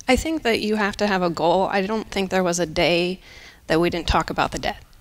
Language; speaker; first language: English; native; English